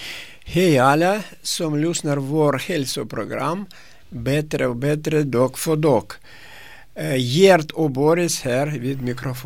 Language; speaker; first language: Swedish; non-native, fluent; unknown